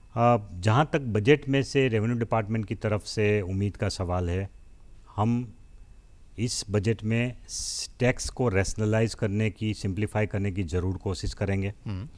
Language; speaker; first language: Hindi; non-native, local second language; Gujarati